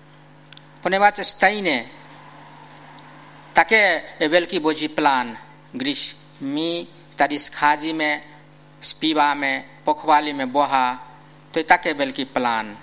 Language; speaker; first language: Czech; non-native, fluent; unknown